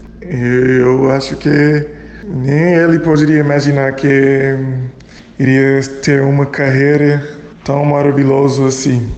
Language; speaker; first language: Portuguese; non-native, fluent; English